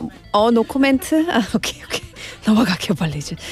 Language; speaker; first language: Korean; non-native, learner; English